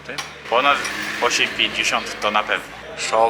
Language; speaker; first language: Polish; native; Polish